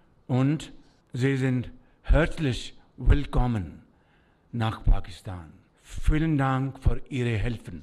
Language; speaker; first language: German; non-native, learner; Urdu